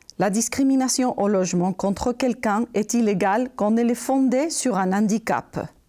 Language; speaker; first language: French; non-native, fluent; Spanish